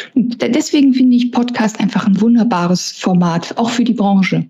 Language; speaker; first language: German; native; German